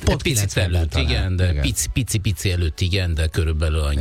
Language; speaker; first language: Hungarian; non-native, fluent; Italian